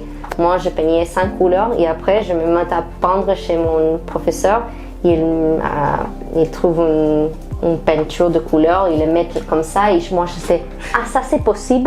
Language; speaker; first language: French; non-native, fluent; Spanish